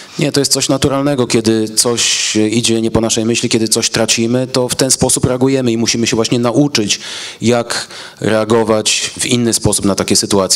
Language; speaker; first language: Polish; native; Polish